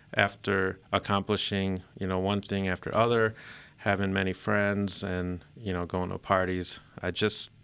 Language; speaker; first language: English; early bilingual, other home language; Filipino